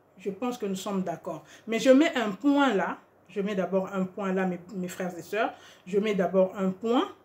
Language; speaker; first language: French; non-native, local second language; Lingala